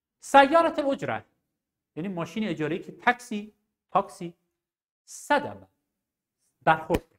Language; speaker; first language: Persian; non-native, local second language; Arabic